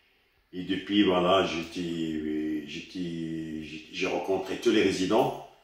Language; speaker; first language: French; early bilingual, other home language; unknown